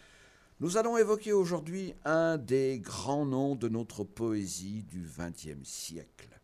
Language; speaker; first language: French; native; French